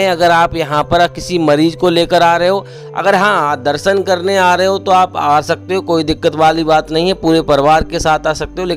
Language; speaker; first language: Hindi; native; Hindi